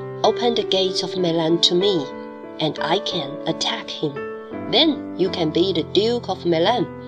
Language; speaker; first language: English; non-native, fluent; Chinese